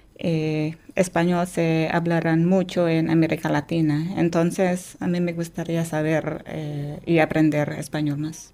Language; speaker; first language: Spanish; non-native, fluent; Indonesian